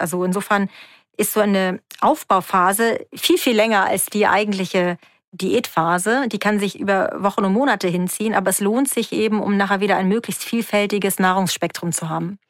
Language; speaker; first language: German; native; German